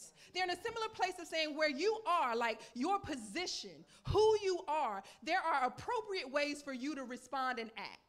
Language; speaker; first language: English; native; English